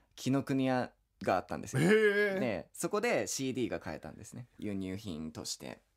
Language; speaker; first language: Japanese; non-native, fluent; English